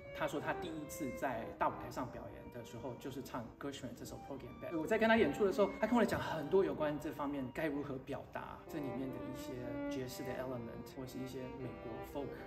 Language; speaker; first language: Chinese; native; Chinese